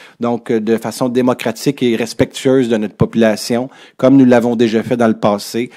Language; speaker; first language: French; native; French